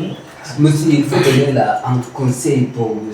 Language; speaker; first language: French; non-native, learner; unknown